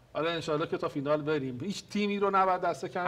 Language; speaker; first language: Persian; native; Persian